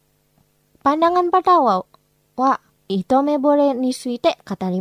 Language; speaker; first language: Japanese; non-native, fluent; Indonesian